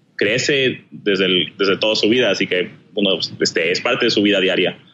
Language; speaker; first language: Spanish; early bilingual, heritage; Spanish